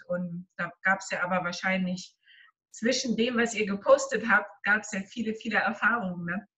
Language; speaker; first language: German; native; German